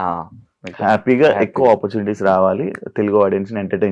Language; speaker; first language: Telugu; native; Telugu